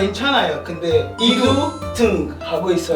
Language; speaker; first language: Korean; non-native, learner; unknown